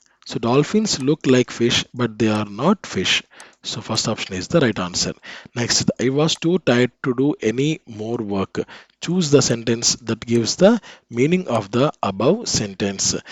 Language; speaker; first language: English; non-native, local second language; Telugu